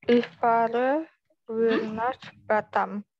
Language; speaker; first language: German; non-native, learner; Indonesian